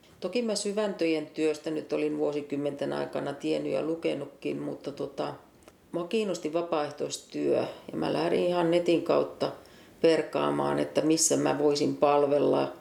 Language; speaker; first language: Finnish; native; Finnish